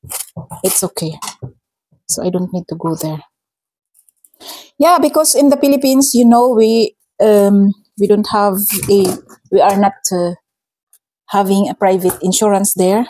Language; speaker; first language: English; non-native, local second language; Filipino